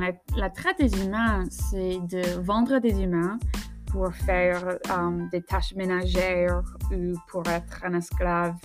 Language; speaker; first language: French; non-native, fluent; English